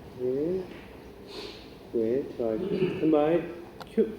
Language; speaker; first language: Korean; native; Korean